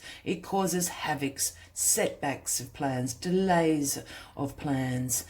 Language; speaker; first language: English; native; English